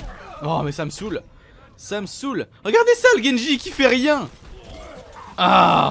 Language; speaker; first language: French; native; French